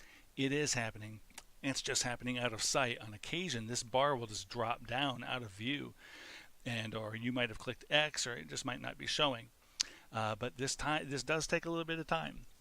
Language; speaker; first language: English; native; English